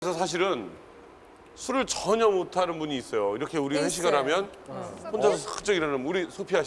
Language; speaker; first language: Korean; native; Korean